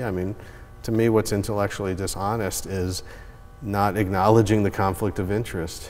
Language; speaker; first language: English; native; English